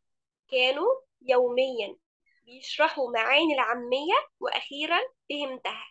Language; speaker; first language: Arabic; non-native, fluent; Indonesian